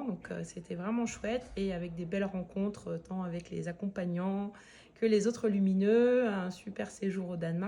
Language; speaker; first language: French; native; French